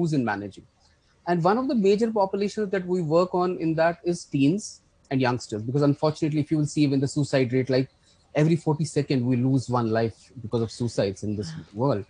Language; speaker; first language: English; non-native, local second language; Kashmiri